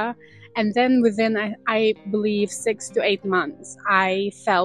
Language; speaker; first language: English; non-native, fluent; Lithuanian